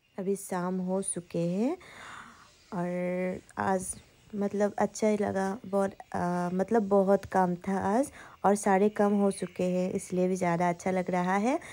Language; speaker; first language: Hindi; non-native, local second language; Assamese